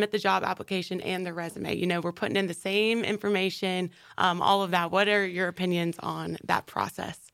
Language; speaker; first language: English; native; English